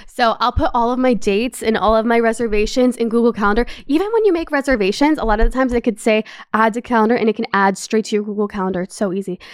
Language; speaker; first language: English; native; English